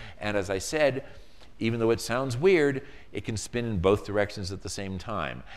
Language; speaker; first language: English; native; English